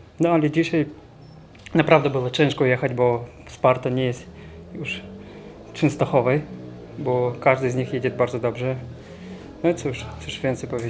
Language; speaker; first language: Polish; non-native, fluent; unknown